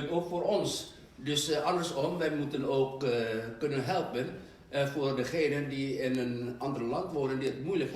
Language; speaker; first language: Dutch; non-native, fluent; Indonesian